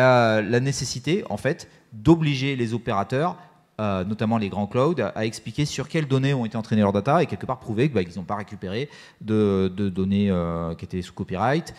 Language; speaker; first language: French; native; French